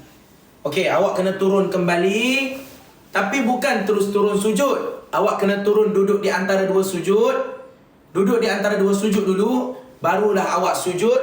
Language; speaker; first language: Malay; native; Malay